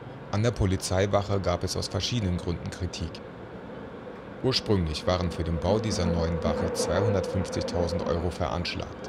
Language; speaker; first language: German; native; German